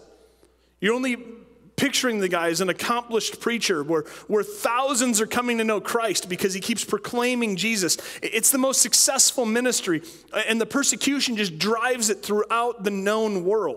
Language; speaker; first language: English; native; English